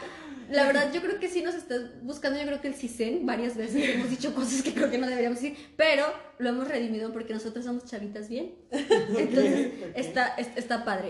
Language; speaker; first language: Spanish; native; Spanish